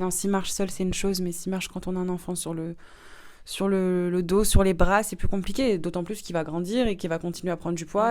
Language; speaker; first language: French; native; French